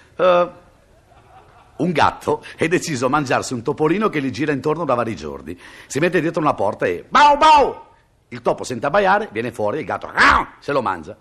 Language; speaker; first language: Italian; native; Italian